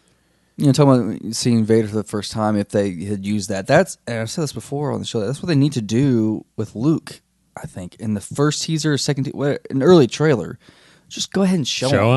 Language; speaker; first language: English; native; English